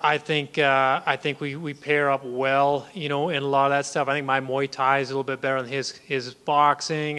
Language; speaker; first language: English; native; English